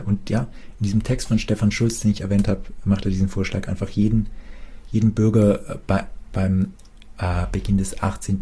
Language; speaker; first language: German; native; German